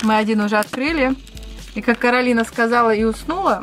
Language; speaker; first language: Russian; native; Russian